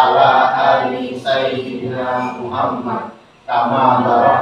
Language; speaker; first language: Indonesian; native; Indonesian